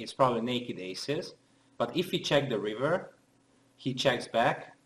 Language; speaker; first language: English; non-native, fluent; Hungarian